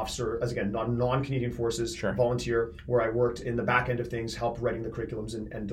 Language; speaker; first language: English; native; English